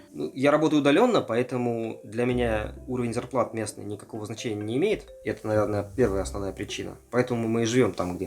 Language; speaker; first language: Russian; native; Russian